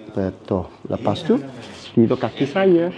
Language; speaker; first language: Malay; non-native, local second language; Cantonese